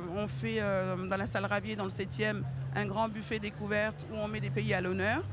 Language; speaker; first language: French; native; French